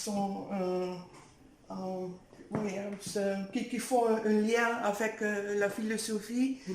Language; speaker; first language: French; non-native, fluent; Dutch